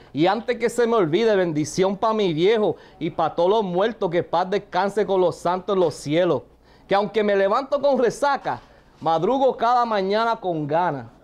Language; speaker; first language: Spanish; early bilingual, heritage; Spanish